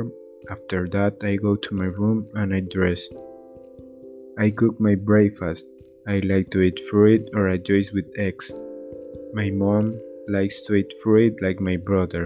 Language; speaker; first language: English; non-native, learner; Spanish